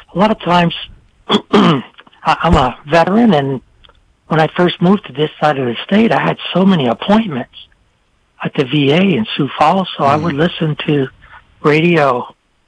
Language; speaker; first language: English; non-native, local second language; French